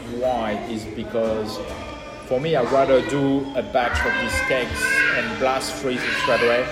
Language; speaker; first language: English; non-native, fluent; French